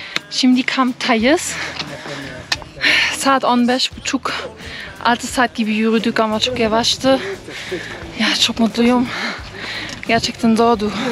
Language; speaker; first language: Turkish; non-native, learner; German